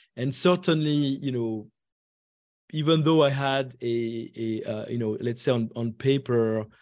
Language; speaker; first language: English; non-native, fluent; French